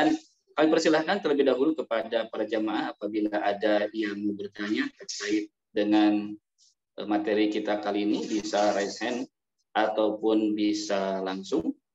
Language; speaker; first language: Indonesian; native; Indonesian